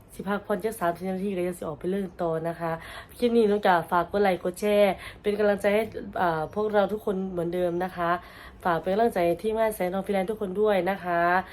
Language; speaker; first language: Thai; native; Thai